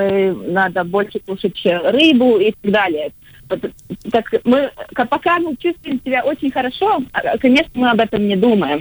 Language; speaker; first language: Russian; non-native, local second language; Latvian